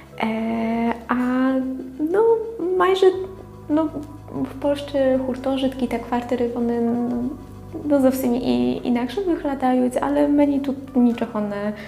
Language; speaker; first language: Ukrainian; non-native, learner; Polish